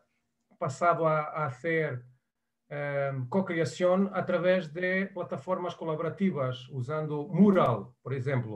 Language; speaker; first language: Spanish; non-native, fluent; Portuguese